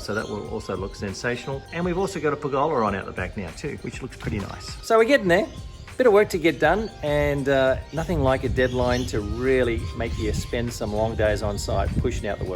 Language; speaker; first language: English; native; English